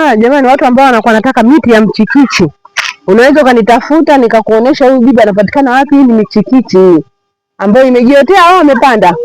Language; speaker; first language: Swahili; native; Swahili